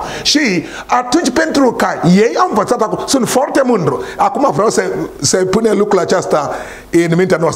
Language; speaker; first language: Romanian; non-native, learner; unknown